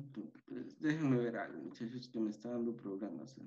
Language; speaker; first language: Spanish; native; Spanish